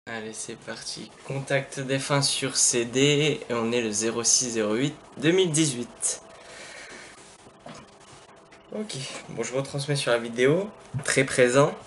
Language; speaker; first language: French; native; French